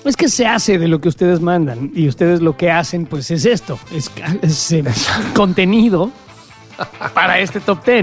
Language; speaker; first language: Spanish; native; Spanish